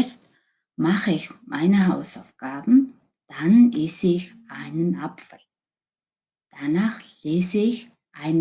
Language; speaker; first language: German; non-native, fluent; Mongolian